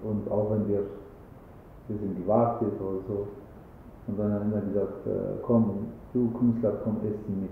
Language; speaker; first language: German; non-native, learner; Arabic